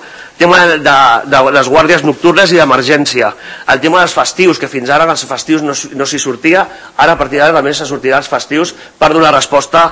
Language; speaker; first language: Catalan; native; Catalan